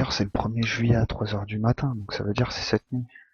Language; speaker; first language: French; native; French